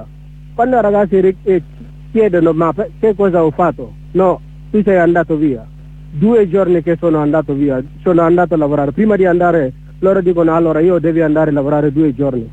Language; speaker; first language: Italian; non-native, learner; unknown